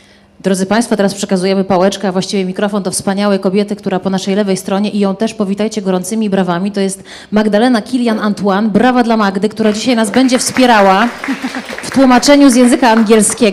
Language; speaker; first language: Polish; native; Polish